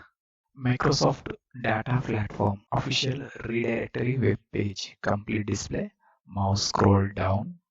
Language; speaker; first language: English; non-native, learner; Telugu